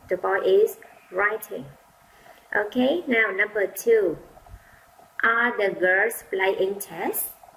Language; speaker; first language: English; non-native, fluent; Vietnamese